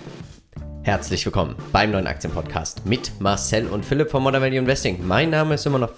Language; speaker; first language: German; native; German